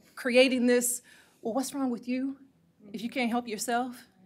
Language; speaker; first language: English; native; English